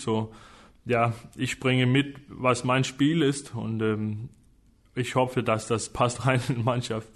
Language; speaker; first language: German; non-native, fluent; Danish